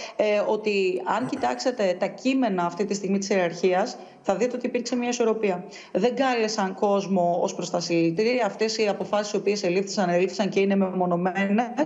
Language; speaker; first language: Greek; native; Greek